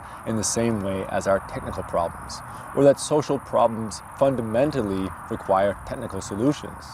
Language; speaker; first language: English; native; English